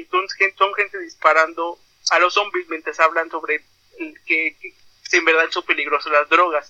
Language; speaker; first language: Spanish; native; Spanish